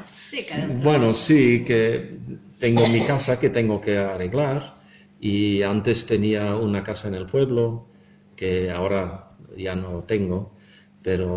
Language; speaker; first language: Spanish; non-native, fluent; Dutch